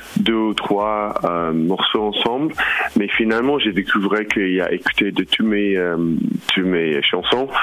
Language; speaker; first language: French; non-native, learner; English